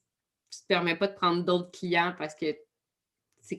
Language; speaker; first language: French; native; French